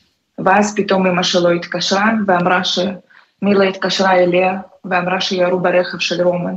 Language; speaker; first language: Hebrew; non-native, fluent; Russian